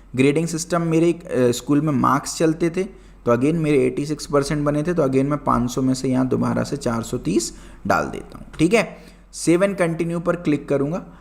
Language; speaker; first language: Hindi; native; Hindi